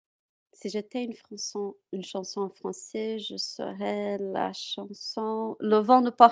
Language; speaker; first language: French; non-native, fluent; Portuguese